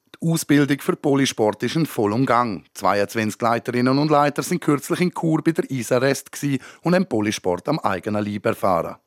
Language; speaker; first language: German; native; German